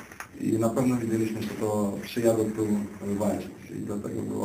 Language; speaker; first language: Polish; non-native, learner; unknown